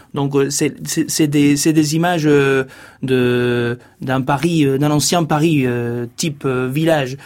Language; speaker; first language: French; non-native, fluent; Spanish